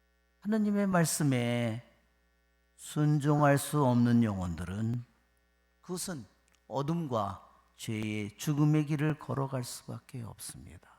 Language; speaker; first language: Korean; native; Korean